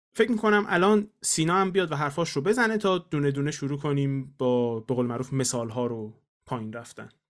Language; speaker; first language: Persian; native; Persian